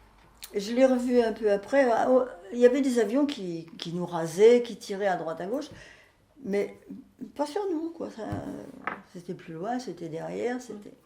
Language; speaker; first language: French; native; French